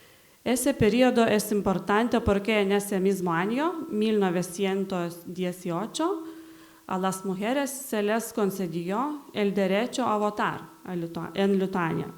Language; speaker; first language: Spanish; non-native, learner; Lithuanian